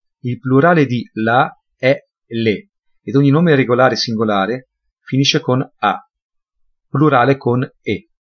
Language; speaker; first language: Italian; native; Italian